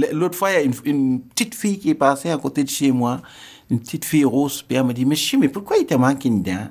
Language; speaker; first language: French; non-native, local second language; Serer